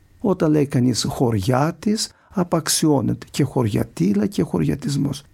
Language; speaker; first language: Greek; native; Greek